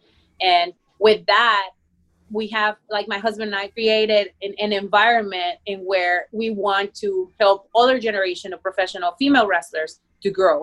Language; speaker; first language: English; non-native, fluent; Spanish